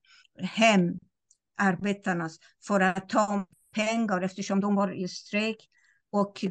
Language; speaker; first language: Swedish; non-native, fluent; Persian